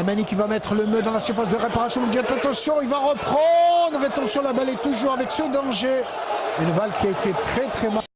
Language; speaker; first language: French; non-native, local second language; Arabic